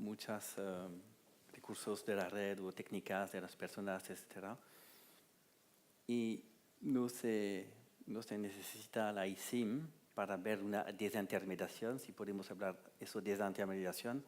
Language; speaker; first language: Spanish; non-native, fluent; French